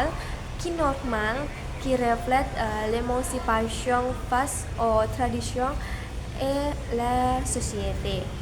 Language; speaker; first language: French; non-native, learner; Indonesian